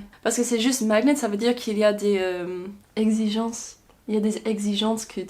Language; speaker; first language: French; non-native, fluent; English